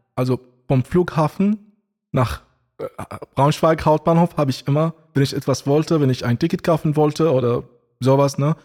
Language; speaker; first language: German; non-native, fluent; Arabic